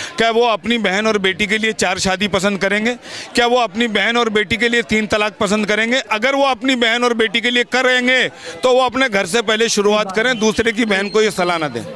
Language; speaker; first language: Hindi; native; Hindi